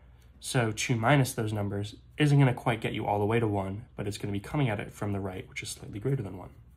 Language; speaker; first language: English; native; English